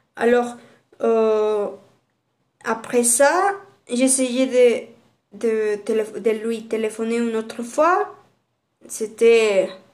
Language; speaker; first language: French; non-native, learner; Spanish